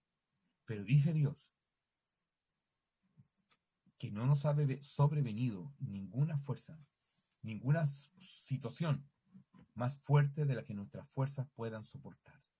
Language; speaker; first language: Spanish; native; Spanish